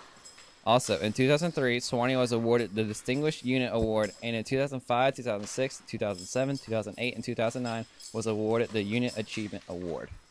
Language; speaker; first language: English; native; English